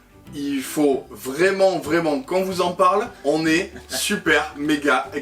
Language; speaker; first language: French; native; French